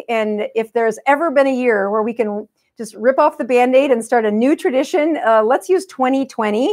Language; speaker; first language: English; native; English